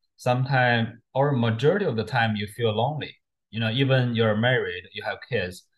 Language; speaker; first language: English; non-native, fluent; Chinese